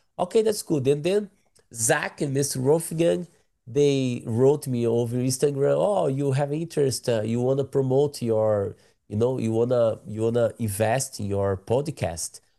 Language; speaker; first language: English; non-native, learner; Portuguese